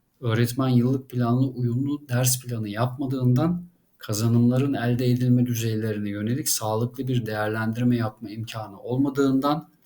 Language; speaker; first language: Turkish; native; Turkish